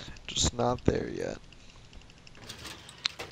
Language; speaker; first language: English; native; English